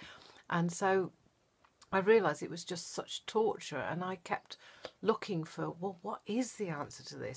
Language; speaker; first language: English; native; English